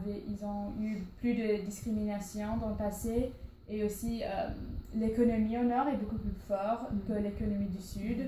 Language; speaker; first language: French; non-native, learner; English